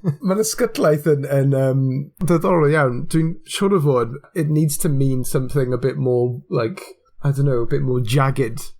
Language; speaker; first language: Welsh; non-native, local second language; English